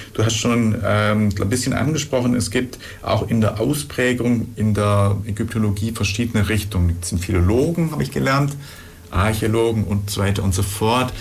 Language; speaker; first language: German; native; German